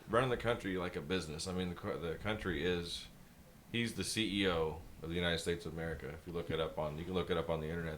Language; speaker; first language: English; native; English